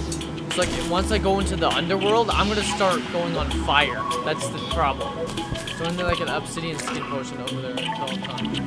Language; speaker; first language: English; native; English